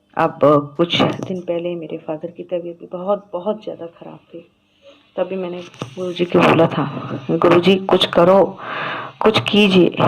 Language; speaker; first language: Hindi; non-native, local second language; Assamese